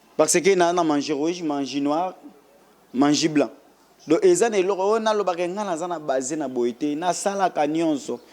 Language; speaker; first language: Lingala; non-native, local second language; Kongo